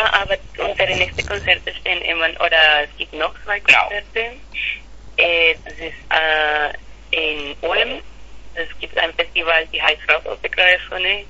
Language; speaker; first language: German; non-native, learner; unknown